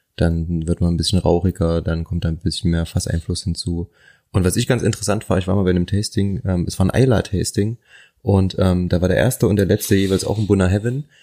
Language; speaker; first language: German; native; German